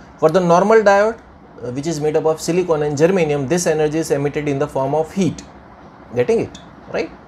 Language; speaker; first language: English; non-native, local second language; Gujarati